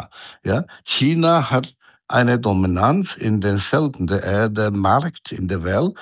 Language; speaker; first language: German; non-native, fluent; Chinese